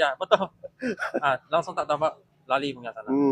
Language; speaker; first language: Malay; non-native, local second language; Chinese